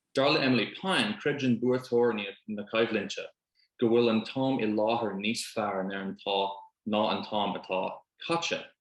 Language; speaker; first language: Irish; non-native, local second language; English